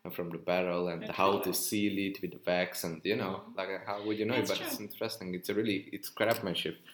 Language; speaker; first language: English; non-native, fluent; Hungarian